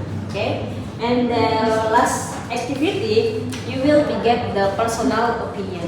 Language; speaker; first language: English; non-native, learner; Indonesian